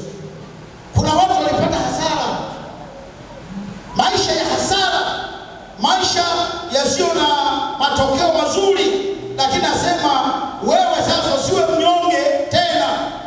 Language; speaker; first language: Swahili; native; Swahili